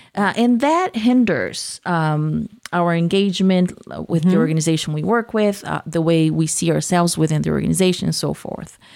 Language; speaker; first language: English; non-native, fluent; Portuguese